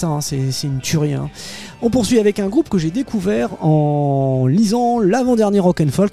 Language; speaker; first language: French; native; French